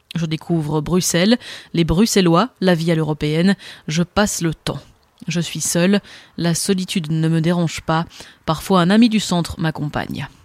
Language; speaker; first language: French; non-native, learner; Amharic